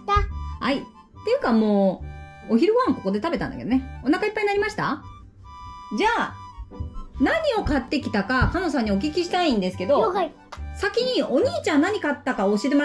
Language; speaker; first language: Japanese; native; Japanese